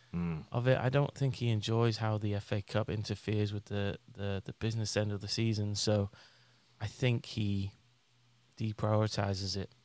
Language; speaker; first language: English; native; English